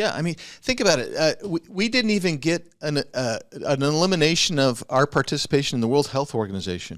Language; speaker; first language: English; native; English